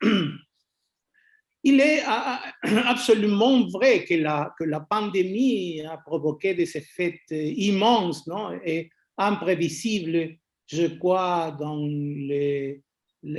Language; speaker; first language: French; non-native, fluent; Spanish